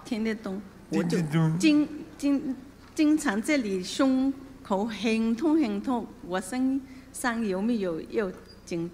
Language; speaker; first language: Chinese; non-native, local second language; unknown